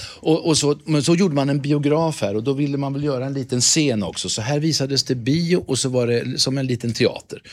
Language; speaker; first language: Swedish; native; Swedish